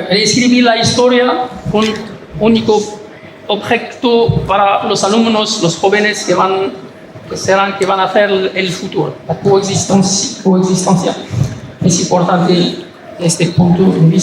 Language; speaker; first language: Spanish; non-native, learner; Arabic